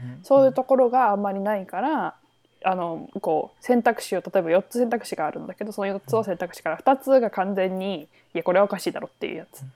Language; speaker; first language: Japanese; native; Japanese